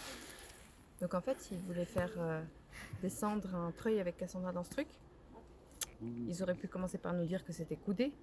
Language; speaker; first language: French; native; French